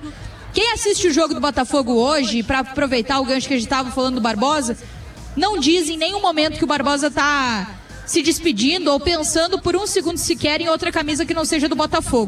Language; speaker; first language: Portuguese; native; Portuguese